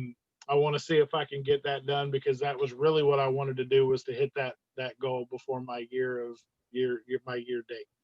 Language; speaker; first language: English; native; English